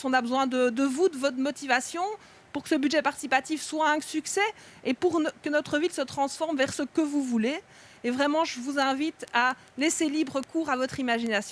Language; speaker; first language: French; native; French